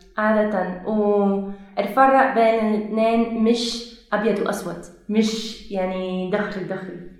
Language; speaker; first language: Arabic; non-native, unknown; Dutch